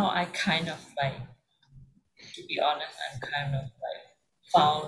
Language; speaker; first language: English; non-native, local second language; Chinese